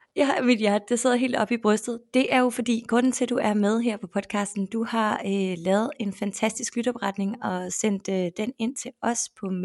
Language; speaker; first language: Danish; native; Danish